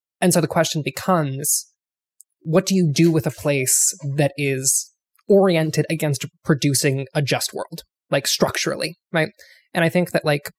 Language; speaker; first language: English; native; English